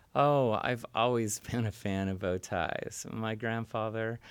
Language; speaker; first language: English; native; English